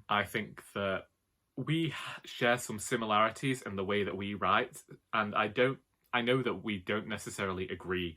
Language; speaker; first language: English; native; English